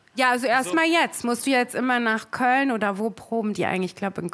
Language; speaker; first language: German; native; German